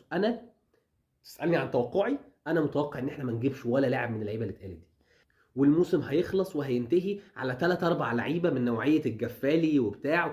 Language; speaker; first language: Arabic; native; Arabic